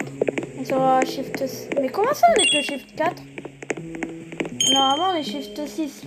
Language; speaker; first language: French; native; French